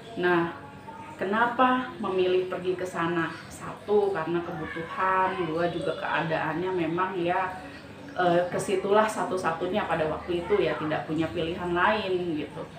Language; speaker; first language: Indonesian; native; Indonesian